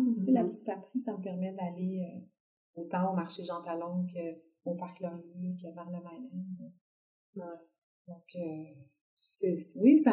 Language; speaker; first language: French; native; French